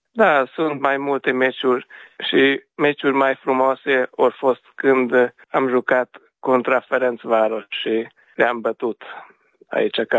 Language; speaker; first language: Romanian; early bilingual, heritage; Romanian